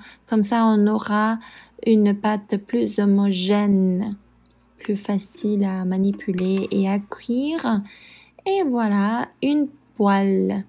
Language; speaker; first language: French; non-native, fluent; Spanish